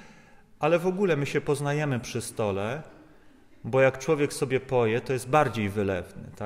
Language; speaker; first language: Polish; native; Polish